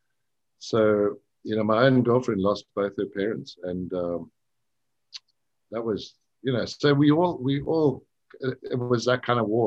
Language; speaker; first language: English; native; English